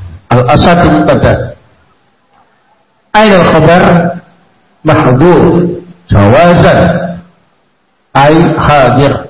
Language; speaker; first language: Arabic; non-native, learner; Indonesian